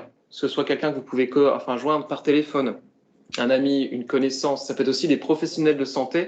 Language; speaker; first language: French; native; French